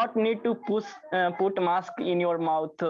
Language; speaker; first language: English; non-native, learner; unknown